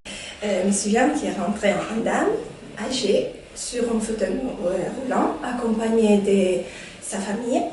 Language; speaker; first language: French; non-native, fluent; Italian